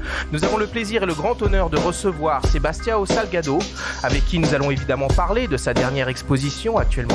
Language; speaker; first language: French; native; French